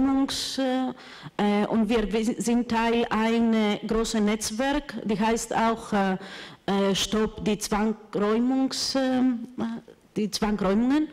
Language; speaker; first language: German; non-native, fluent; Greek